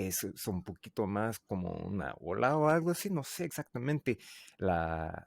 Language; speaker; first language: Spanish; non-native, learner; English